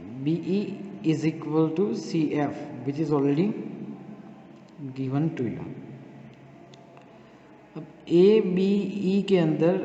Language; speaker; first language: Hindi; native; Hindi